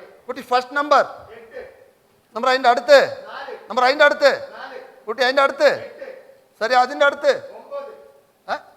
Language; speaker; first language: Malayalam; non-native, local second language; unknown